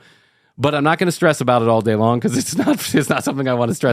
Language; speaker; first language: English; native; English